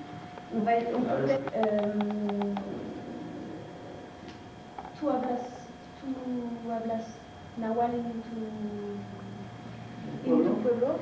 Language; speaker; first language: Spanish; non-native, learner; French